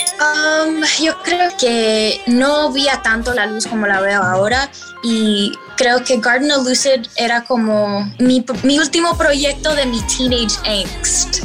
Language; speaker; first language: Spanish; early bilingual, heritage; Spanish